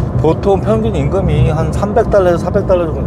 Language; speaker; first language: Korean; native; Korean